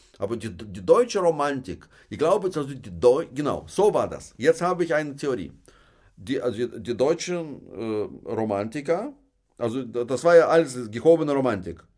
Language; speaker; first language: German; non-native, fluent; Russian